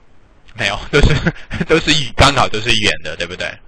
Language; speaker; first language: Chinese; non-native, fluent; English